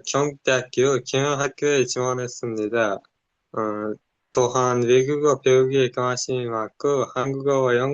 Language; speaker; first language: Korean; non-native, learner; Uzbek